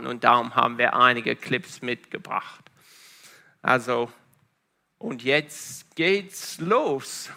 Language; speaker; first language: German; non-native, fluent; Italian